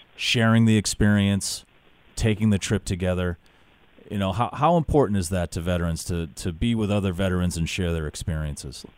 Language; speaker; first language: English; native; English